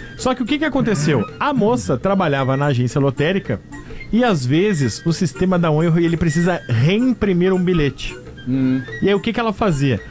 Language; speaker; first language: Portuguese; native; Portuguese